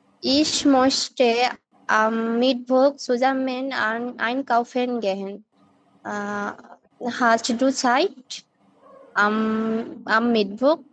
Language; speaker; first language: German; non-native, learner; Bangla